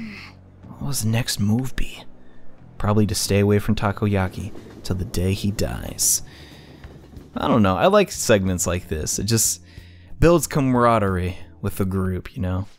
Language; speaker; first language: English; native; English